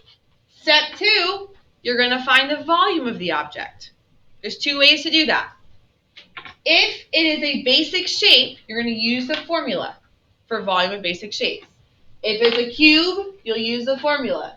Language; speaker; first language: English; native; English